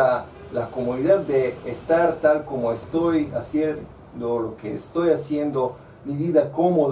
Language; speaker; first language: Spanish; non-native, fluent; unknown